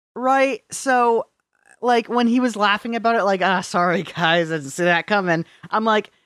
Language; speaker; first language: English; native; English